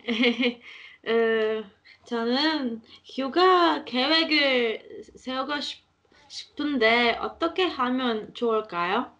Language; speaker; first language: Korean; non-native, learner; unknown